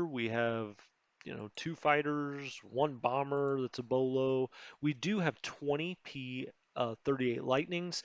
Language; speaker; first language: English; native; English